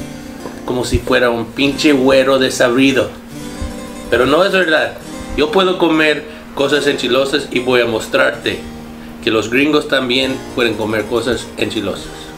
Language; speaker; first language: Spanish; non-native, fluent; English